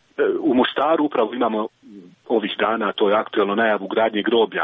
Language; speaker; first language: Croatian; native; Croatian